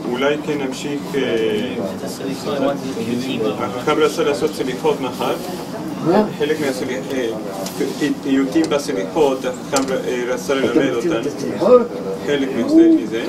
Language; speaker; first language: Hebrew; non-native, fluent; English